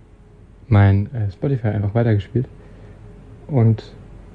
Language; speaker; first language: German; native; German